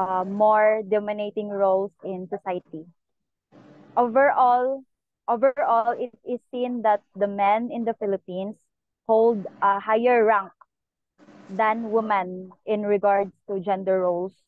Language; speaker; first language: English; non-native, local second language; Cebuano